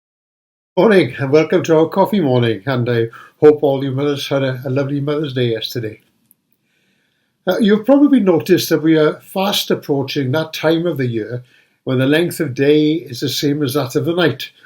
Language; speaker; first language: English; native; English